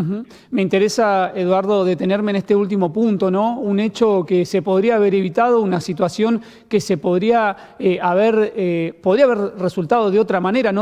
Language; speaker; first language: Spanish; native; Spanish